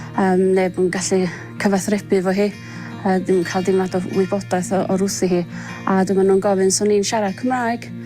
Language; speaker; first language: Welsh; native; Welsh